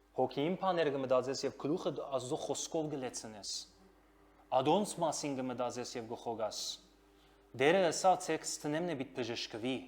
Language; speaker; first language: Armenian; early bilingual, heritage; Armenian